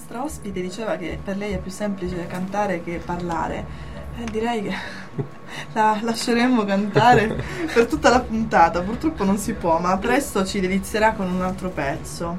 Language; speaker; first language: Italian; native; Italian